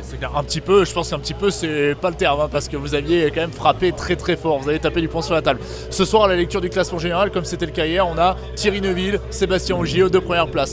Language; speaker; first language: French; native; French